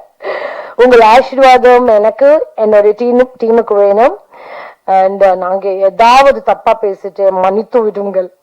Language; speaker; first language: Tamil; non-native, learner; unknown